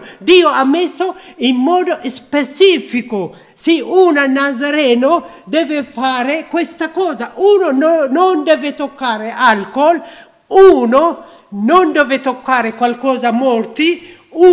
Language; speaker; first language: Italian; non-native, learner; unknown